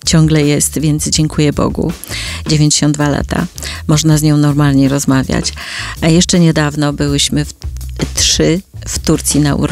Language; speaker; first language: Polish; native; Polish